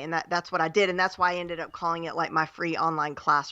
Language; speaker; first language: English; native; English